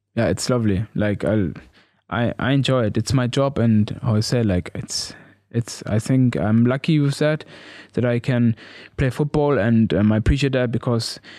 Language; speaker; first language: English; non-native, learner; German